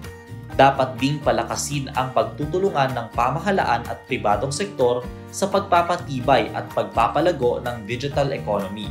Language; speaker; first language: Filipino; native; Filipino